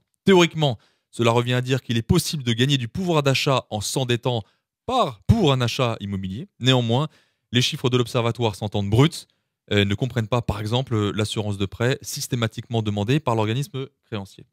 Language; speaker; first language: French; native; French